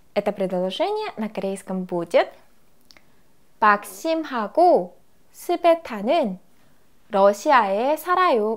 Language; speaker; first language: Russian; non-native, fluent; Korean